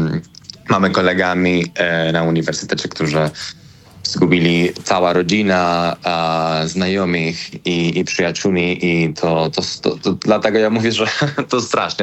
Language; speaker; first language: Polish; non-native, learner; Spanish